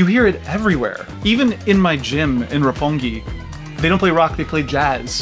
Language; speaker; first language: English; native; English